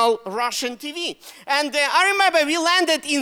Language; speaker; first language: English; non-native, fluent; Russian